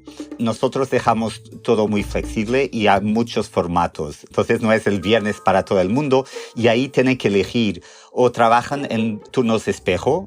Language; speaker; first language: Spanish; non-native, fluent; Portuguese